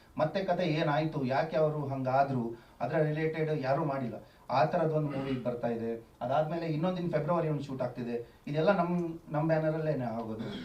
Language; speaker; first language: Kannada; non-native, local second language; Tulu